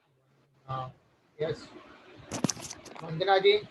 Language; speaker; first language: Hindi; native; Hindi